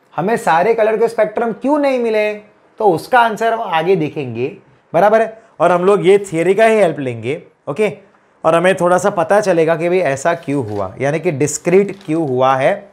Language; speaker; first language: Hindi; non-native, local second language; Gujarati